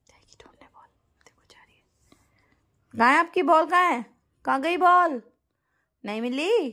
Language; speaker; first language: Hindi; native; Hindi